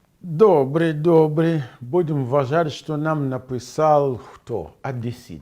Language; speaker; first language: Ukrainian; non-native, fluent; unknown